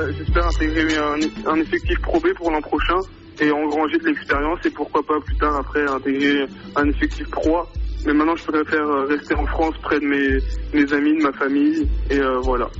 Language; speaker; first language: French; native; French